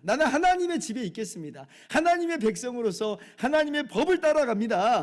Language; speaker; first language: Korean; native; Korean